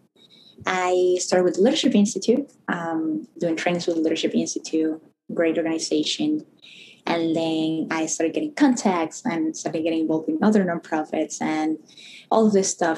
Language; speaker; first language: English; non-native, fluent; Spanish